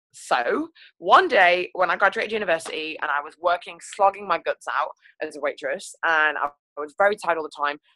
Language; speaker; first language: English; native; English